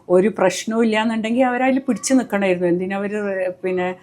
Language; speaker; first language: Malayalam; native; Malayalam